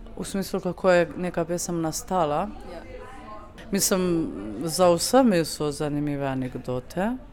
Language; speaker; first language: Slovenian; native; Slovenian